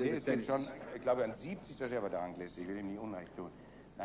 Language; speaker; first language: German; native; German